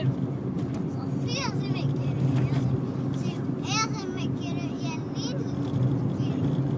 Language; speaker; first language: Spanish; early bilingual, heritage; Spanish